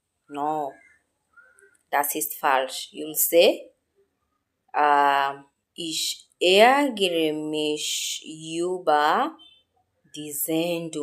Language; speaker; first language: German; non-native, learner; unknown